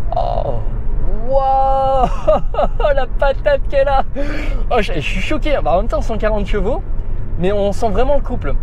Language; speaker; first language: French; native; French